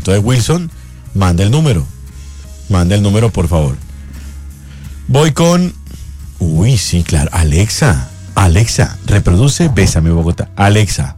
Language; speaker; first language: Spanish; native; Spanish